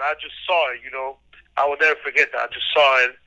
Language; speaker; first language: English; early bilingual, other home language; Spanish